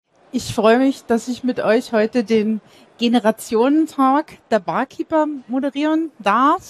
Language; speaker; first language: German; native; German